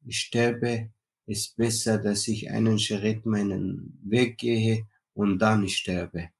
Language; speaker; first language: German; non-native, learner; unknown